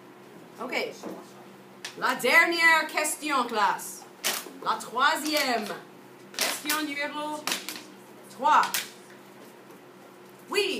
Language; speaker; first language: French; non-native, fluent; English